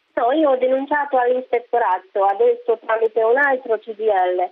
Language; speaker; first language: Italian; non-native, fluent; Romanian